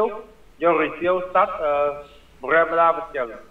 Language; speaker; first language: Russian; non-native, learner; Vietnamese